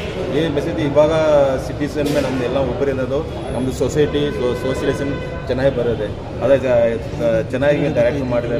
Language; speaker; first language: Kannada; non-native, learner; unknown